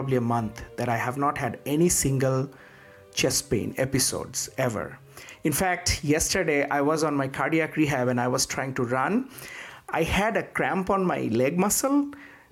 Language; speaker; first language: English; non-native, local second language; Bangla